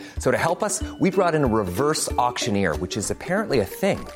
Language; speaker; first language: English; native; English